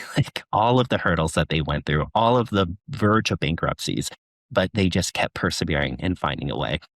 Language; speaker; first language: English; native; English